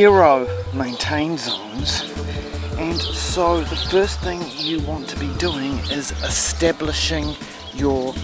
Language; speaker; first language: English; native; English